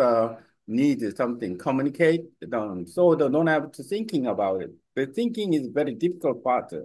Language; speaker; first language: English; non-native, learner; Korean